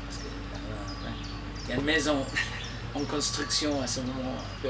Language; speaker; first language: French; non-native, fluent; English